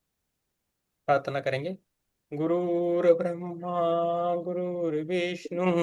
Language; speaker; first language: Hindi; native; Hindi